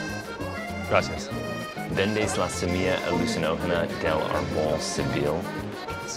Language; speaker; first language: Spanish; non-native, learner; English